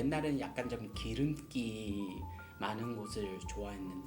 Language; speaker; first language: Korean; non-native, learner; Japanese